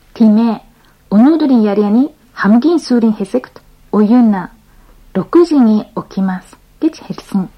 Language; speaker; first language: Mongolian; non-native, fluent; Japanese